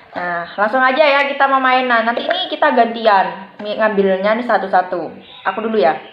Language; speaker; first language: Indonesian; non-native, local second language; Javanese